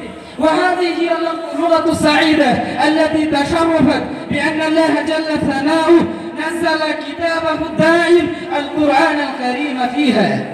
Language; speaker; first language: Arabic; non-native, learner; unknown